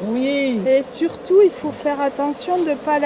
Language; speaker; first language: French; native; French